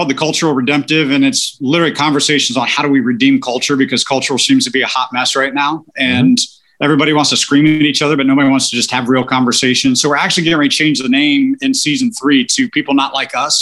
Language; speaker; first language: English; native; English